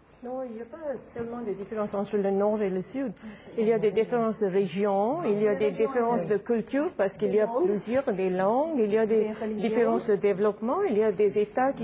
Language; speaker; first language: French; non-native, fluent; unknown